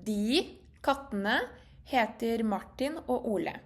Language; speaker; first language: Norwegian; non-native, fluent; Portuguese